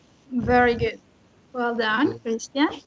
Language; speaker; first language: English; non-native, fluent; Spanish